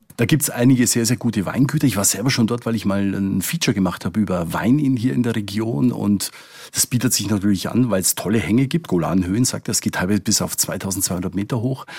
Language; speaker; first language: German; native; German